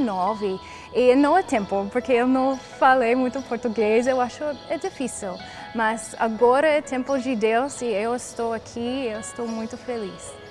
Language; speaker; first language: Portuguese; non-native, learner; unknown